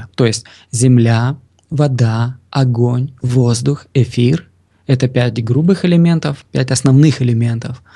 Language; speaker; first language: Russian; native; Russian